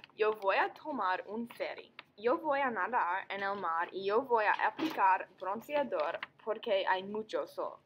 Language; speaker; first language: Spanish; non-native, learner; English